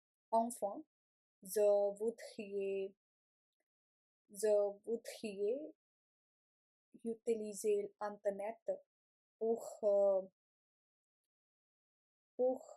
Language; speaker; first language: French; non-native, learner; Punjabi